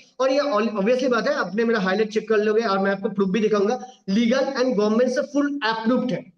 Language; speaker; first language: Hindi; non-native, local second language; Bangla